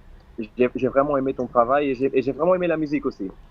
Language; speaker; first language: French; non-native, fluent; Portuguese